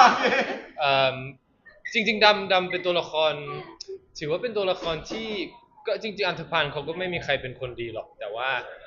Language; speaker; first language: Thai; early bilingual, heritage; Thai